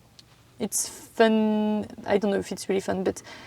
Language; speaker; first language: English; non-native, learner; French